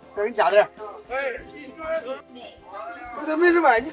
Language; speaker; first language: Chinese; native; Chinese